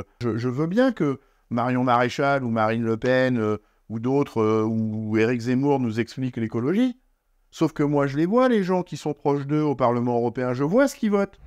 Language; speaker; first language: French; native; French